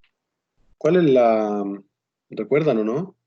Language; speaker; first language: Spanish; native; Spanish